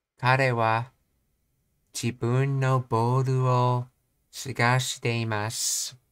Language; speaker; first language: Japanese; non-native, learner; English